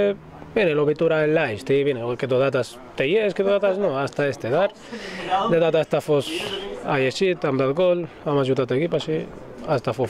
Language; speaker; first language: Romanian; non-native, fluent; Arabic